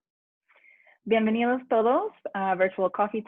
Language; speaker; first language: Spanish; non-native, fluent; English